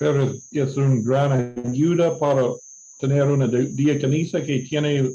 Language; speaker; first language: Spanish; non-native, fluent; English